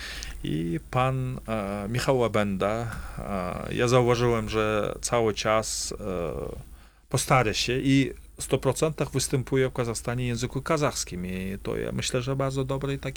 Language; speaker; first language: Polish; non-native, fluent; Kazakh